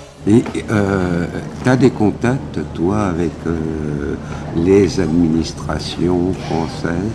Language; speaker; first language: French; native; French